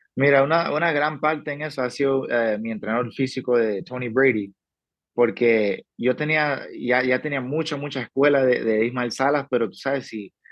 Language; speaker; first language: Spanish; early bilingual, heritage; Spanish